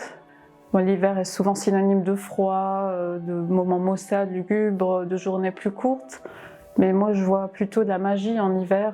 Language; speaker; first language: French; non-native, local second language; Arabic